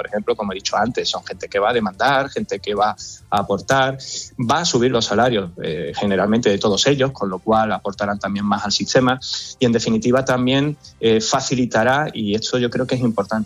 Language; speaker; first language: Spanish; native; Spanish